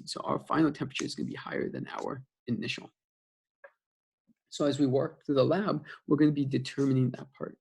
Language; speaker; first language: English; native; English